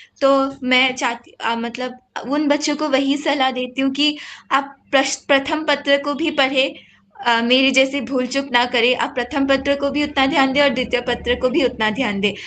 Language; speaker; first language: Hindi; non-native, local second language; Assamese